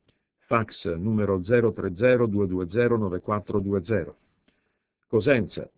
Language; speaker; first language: Italian; native; Italian